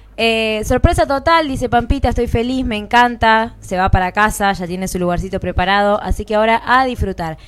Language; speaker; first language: Spanish; native; Spanish